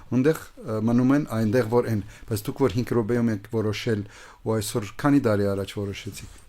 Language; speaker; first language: Armenian; native; Armenian